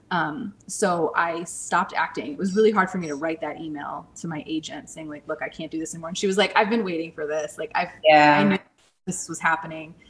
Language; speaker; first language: English; native; English